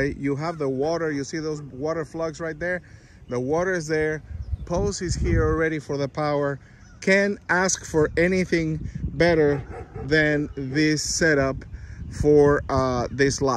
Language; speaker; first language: English; non-native, fluent; Spanish